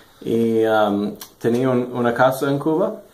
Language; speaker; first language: Spanish; non-native, learner; English